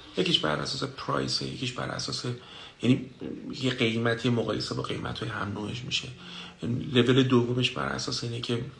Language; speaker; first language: Persian; native; Persian